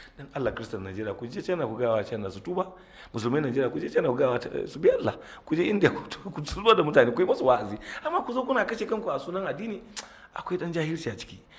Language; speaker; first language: Hausa; native; Hausa